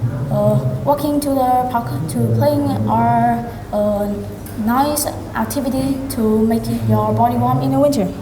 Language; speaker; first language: English; non-native, learner; Vietnamese